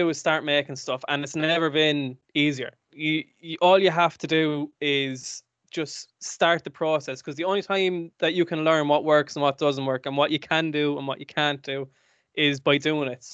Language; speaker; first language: English; native; English